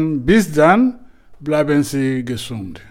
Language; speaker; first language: German; non-native, fluent; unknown